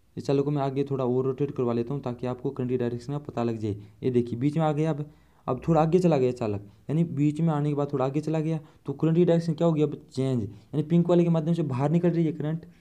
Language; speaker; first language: Hindi; native; Hindi